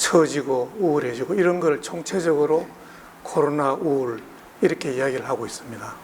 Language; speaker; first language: Korean; native; Korean